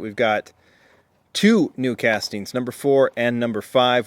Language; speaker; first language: English; native; English